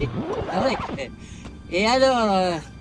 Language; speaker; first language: French; non-native, learner; Italian